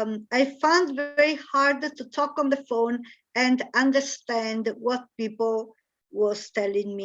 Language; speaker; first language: English; non-native, fluent; Italian